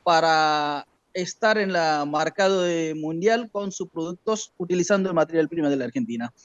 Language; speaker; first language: Spanish; non-native, learner; Bangla